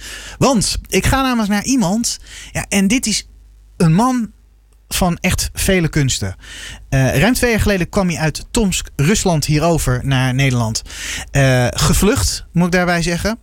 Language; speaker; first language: Dutch; native; Dutch